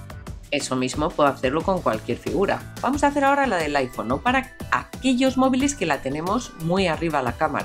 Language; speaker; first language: Spanish; native; Spanish